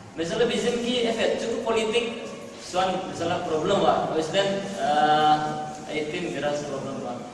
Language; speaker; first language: Turkish; non-native, learner; Indonesian